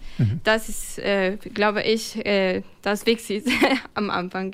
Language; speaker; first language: German; non-native, fluent; Spanish